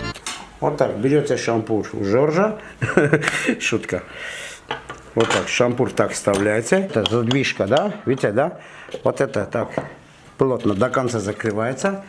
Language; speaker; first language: Russian; non-native, fluent; Armenian